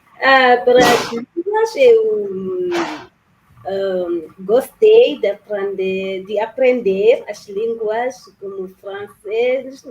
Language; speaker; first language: Portuguese; non-native, learner; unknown